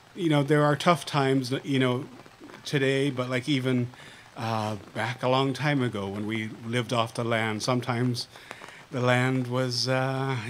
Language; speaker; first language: English; native; English